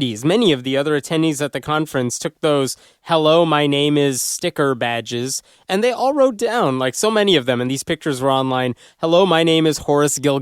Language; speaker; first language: English; native; English